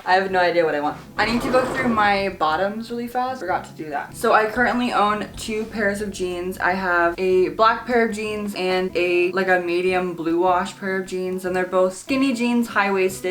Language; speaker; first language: English; native; English